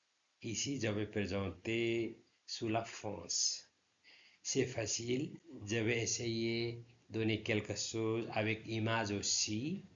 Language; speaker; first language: French; non-native, learner; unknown